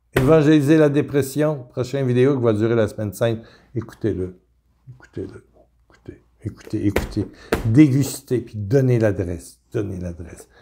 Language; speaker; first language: French; native; French